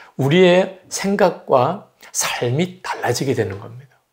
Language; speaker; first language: Korean; native; Korean